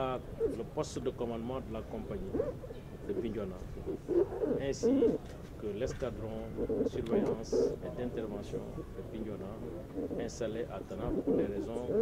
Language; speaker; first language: French; non-native, local second language; Wolof